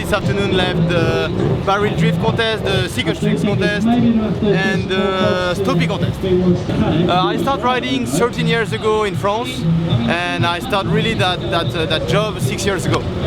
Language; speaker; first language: English; non-native, learner; French